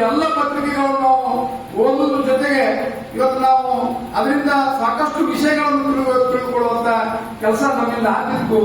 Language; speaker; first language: Kannada; native; Kannada